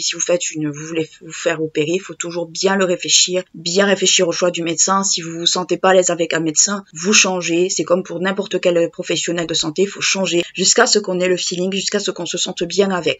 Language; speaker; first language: French; native; French